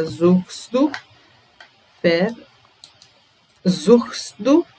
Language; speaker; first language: German; non-native, fluent; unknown